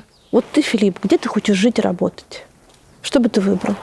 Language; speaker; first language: Russian; native; Russian